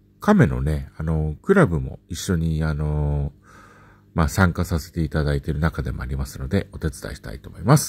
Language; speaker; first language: Japanese; native; Japanese